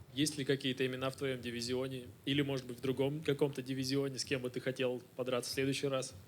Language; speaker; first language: Russian; native; Russian